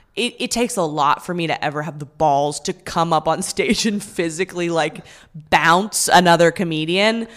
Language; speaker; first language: English; native; English